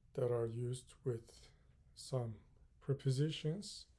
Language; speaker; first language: English; non-native, fluent; Turkish